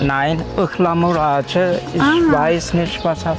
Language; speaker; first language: German; early bilingual, other home language; Turkish